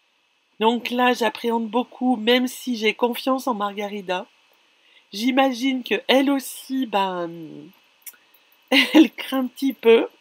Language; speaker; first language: French; native; French